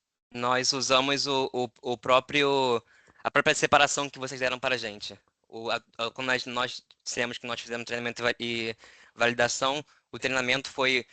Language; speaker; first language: Portuguese; native; Portuguese